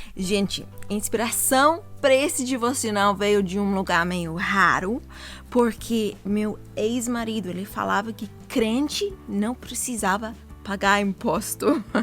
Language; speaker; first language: Portuguese; non-native, fluent; English